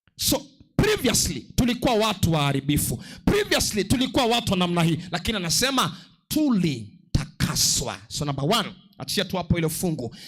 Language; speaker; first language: Swahili; non-native, local second language; Luo (Kenya and Tanzania)